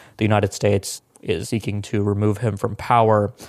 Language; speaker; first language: English; non-native, local second language; Hindi